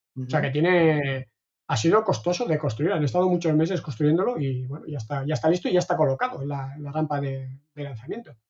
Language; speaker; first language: Spanish; native; Spanish